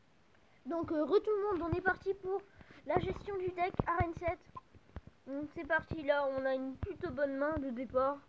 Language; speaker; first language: French; native; French